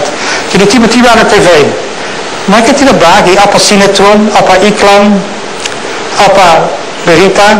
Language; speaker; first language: Indonesian; non-native, fluent; Dutch